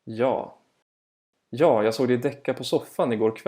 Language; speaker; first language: Swedish; native; Swedish